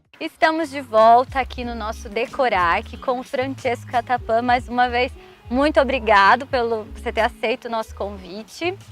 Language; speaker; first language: Portuguese; native; Portuguese